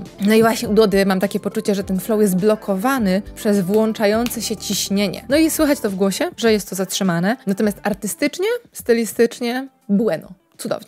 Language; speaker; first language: Polish; native; Polish